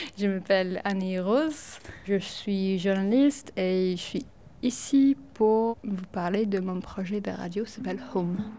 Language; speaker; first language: French; non-native, fluent; English